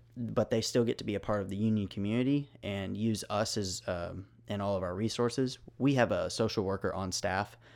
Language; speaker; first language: English; native; English